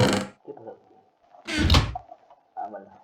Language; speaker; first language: Spanish; native; Spanish